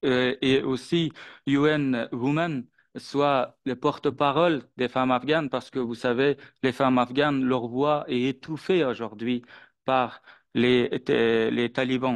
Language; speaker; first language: French; non-native, fluent; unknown